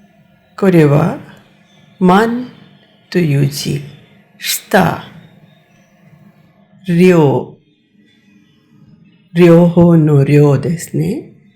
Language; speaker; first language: Japanese; non-native, fluent; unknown